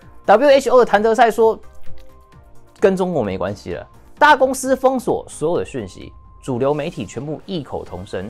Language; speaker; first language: Chinese; native; Chinese